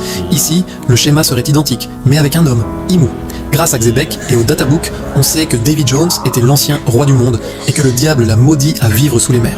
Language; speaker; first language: French; native; French